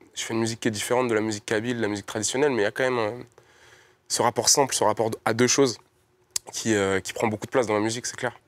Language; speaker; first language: French; native; French